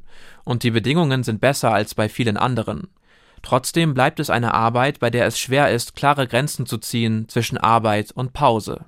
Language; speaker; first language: German; native; German